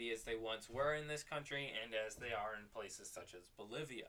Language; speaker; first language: English; native; English